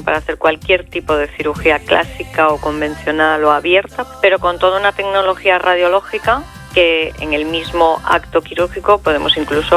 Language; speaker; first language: Spanish; native; Spanish